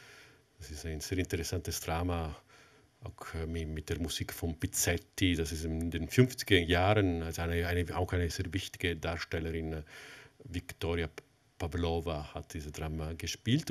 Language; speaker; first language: German; non-native, fluent; Italian